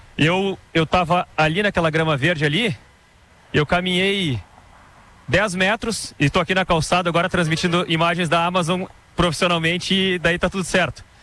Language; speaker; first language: Portuguese; native; Portuguese